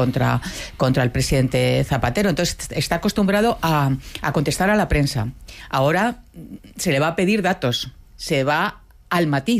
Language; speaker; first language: Spanish; native; Spanish